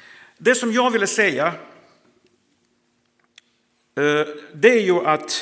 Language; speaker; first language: Swedish; non-native, fluent; Croatian